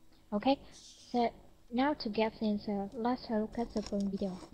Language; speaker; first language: English; non-native, fluent; Vietnamese